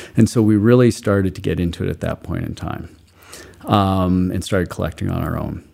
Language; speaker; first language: English; native; English